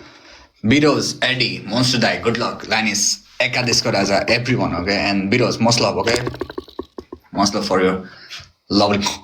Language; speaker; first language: English; non-native, learner; Nepali